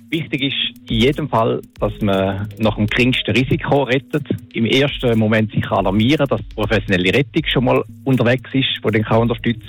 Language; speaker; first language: German; native; German